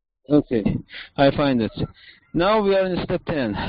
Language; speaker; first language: English; non-native, fluent; Persian